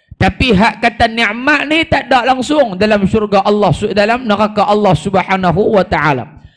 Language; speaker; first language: Malay; native; Malay